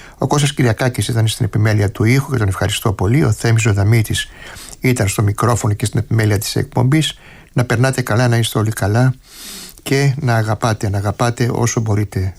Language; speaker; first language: Greek; native; Greek